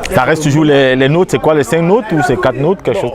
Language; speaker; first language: French; native; French